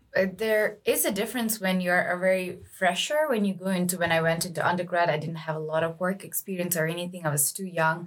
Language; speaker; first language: English; non-native, local second language; Nepali